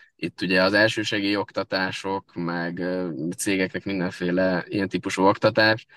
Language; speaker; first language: Hungarian; native; Hungarian